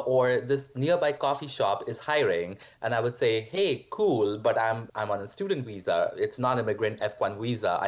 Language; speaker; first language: English; non-native, local second language; Hindi